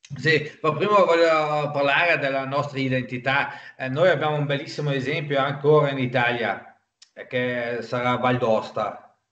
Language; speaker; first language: Italian; non-native, local second language; German